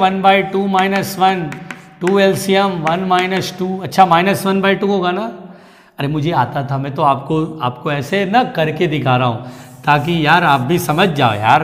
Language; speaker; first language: Hindi; native; Hindi